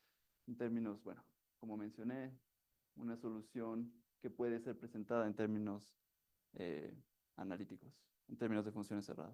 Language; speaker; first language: Spanish; native; Spanish